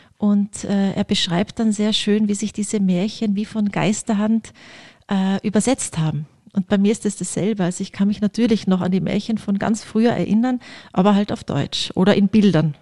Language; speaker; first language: German; early bilingual, other home language; Polish